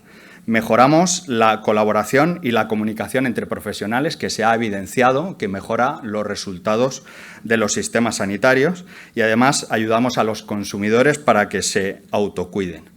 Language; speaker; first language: Spanish; native; Spanish